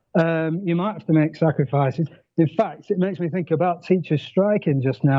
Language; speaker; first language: English; native; English